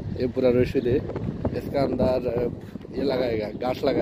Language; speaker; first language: Hindi; non-native, learner; Bangla